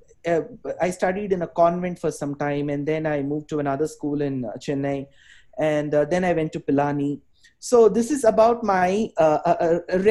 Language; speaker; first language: English; non-native, local second language; Tamil